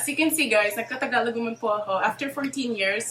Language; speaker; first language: Filipino; non-native, fluent; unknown